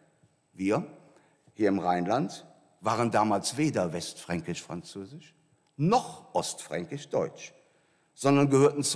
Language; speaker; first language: German; native; German